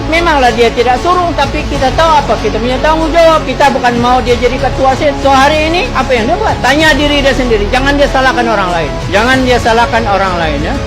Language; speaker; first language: Malay; non-native, local second language; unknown